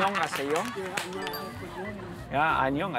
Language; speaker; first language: Korean; non-native, learner; Spanish